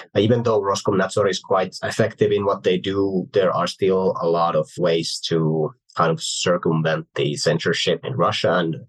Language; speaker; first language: English; non-native, fluent; Finnish